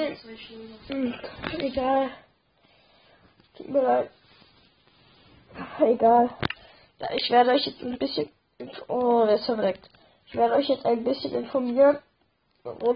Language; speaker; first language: German; native; German